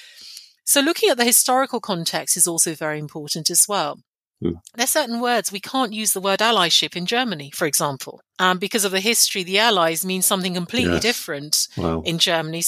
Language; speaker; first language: English; non-native, local second language; Yoruba